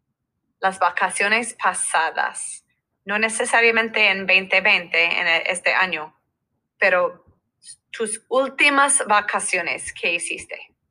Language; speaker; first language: Spanish; non-native, fluent; English